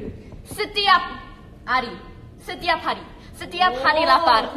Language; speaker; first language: Indonesian; non-native, learner; Korean